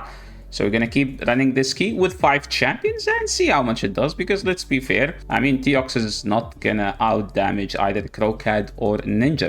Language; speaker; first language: English; non-native, fluent; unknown